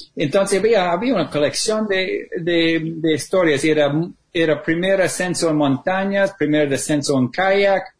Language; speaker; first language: Spanish; non-native, fluent; English